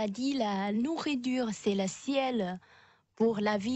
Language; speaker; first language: French; non-native, learner; Chinese